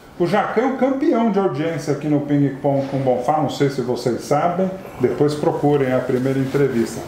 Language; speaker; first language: Portuguese; native; Portuguese